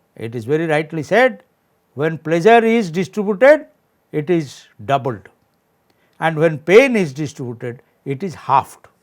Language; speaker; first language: English; non-native, local second language; Odia